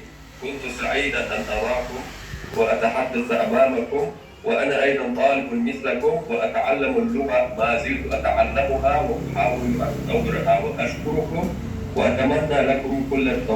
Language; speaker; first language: Arabic; non-native, fluent; Chechen